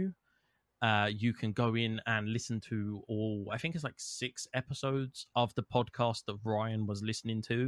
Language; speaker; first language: English; native; English